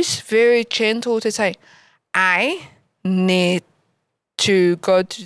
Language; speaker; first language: English; non-native, learner; Vietnamese